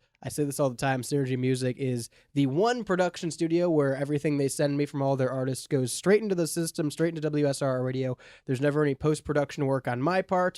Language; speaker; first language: English; native; English